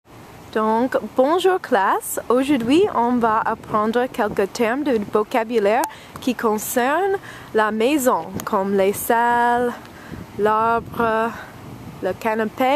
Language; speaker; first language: French; non-native, learner; English